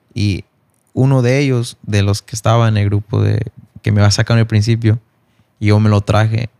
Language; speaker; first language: Spanish; early bilingual, heritage; Spanish